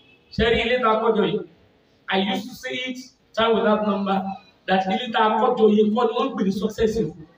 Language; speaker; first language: English; non-native, local second language; Yoruba